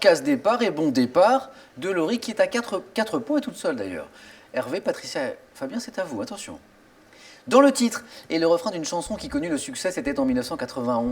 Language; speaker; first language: French; native; French